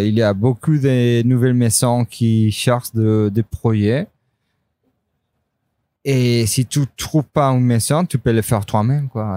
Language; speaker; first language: French; non-native, fluent; Spanish